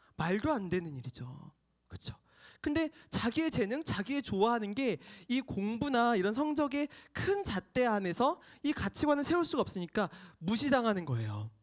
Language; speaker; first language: Korean; native; Korean